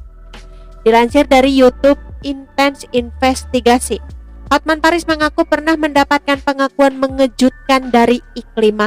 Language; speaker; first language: Indonesian; native; Indonesian